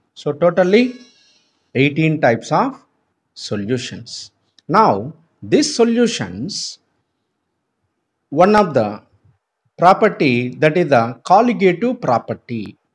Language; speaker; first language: English; non-native, local second language; Telugu